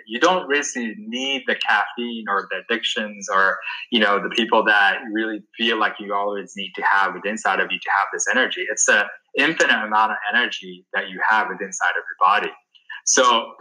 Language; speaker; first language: English; non-native, local second language; Sinhala